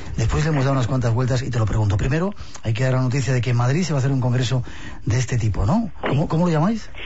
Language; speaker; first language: Spanish; native; Spanish